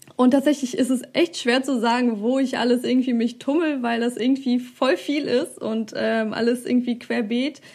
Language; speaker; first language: German; early bilingual, other home language; Russian